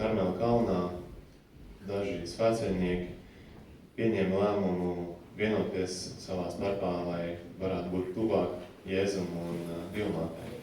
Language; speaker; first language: Latvian; native; Latvian